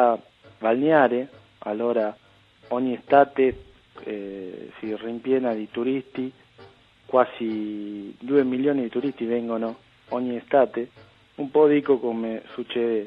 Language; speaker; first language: Italian; early bilingual, heritage; Spanish